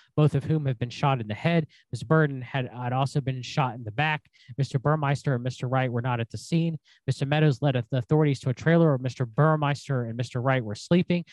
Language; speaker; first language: English; native; English